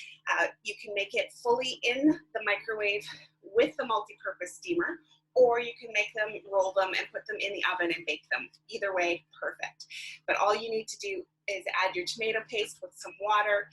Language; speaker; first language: English; native; English